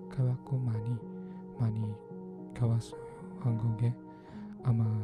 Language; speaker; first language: Korean; non-native, learner; Filipino